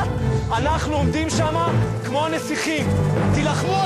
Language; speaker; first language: Hebrew; native; Hebrew